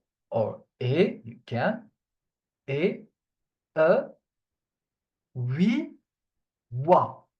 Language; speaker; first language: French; non-native, fluent; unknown